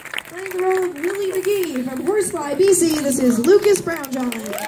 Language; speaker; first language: English; native; English